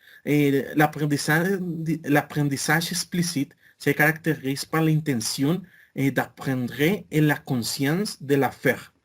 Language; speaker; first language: French; non-native, learner; Spanish